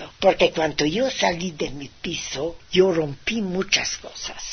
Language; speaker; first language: Spanish; non-native, fluent; Hungarian